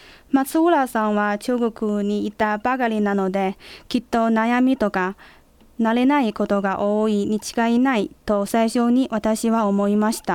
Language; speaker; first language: Japanese; non-native, fluent; Chinese